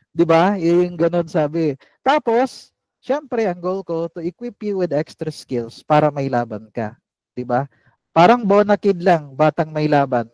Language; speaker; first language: Filipino; non-native, local second language; Cebuano